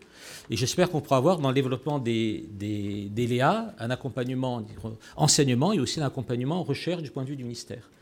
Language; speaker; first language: French; native; French